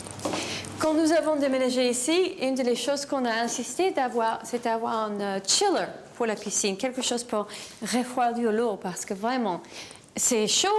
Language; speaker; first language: French; non-native, learner; English